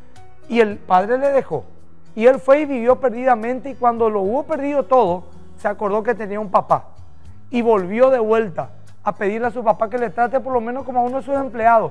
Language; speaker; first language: Spanish; native; Spanish